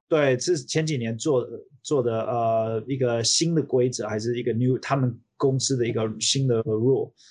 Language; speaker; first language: Chinese; early bilingual, heritage; Chinese